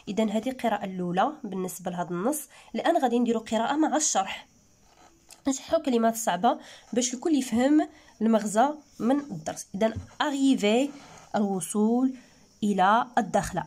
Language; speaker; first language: Arabic; native; Arabic